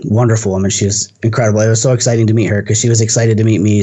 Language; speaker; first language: English; native; English